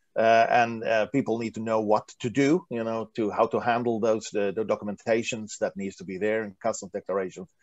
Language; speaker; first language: English; non-native, fluent; Swedish